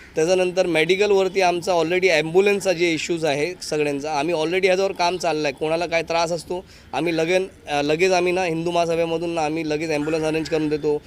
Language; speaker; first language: Marathi; non-native, local second language; Hindi